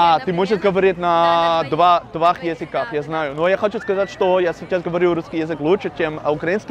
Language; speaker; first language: Russian; non-native, learner; Dutch